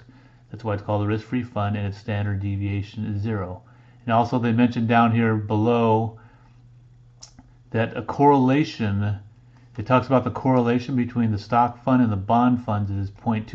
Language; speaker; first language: English; native; English